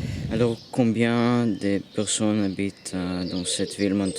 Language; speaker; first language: French; non-native, learner; English